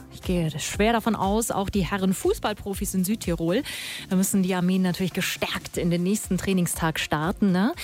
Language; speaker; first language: German; native; German